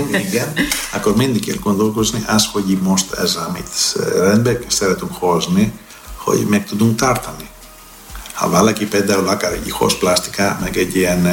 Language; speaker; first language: Hungarian; non-native, learner; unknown